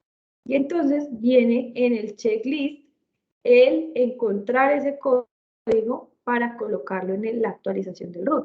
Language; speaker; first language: Spanish; native; Spanish